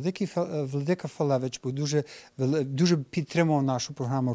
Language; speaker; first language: Ukrainian; early bilingual, heritage; Ukrainian